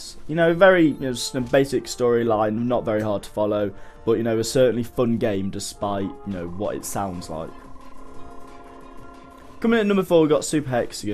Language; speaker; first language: English; native; English